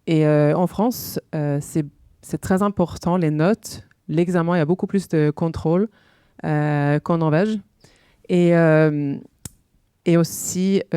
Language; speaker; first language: French; non-native, fluent; Norwegian